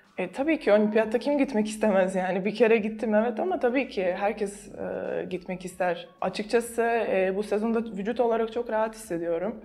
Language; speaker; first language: Turkish; non-native, fluent; Serbian